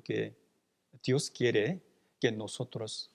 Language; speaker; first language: Spanish; non-native, fluent; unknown